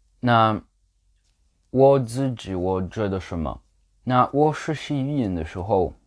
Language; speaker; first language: Chinese; non-native, learner; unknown